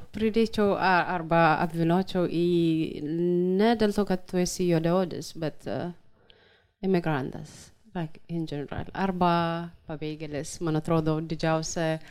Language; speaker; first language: Lithuanian; non-native, fluent; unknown